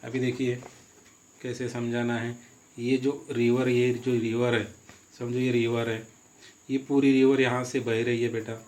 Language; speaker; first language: Hindi; non-native, local second language; Marathi